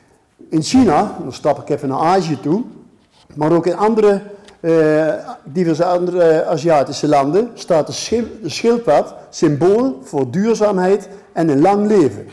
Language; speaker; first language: Dutch; native; Dutch